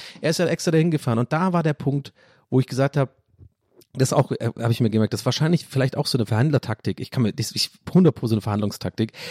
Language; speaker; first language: German; non-native, fluent; English